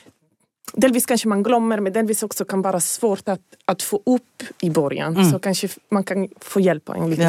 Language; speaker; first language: Swedish; non-native, fluent; Italian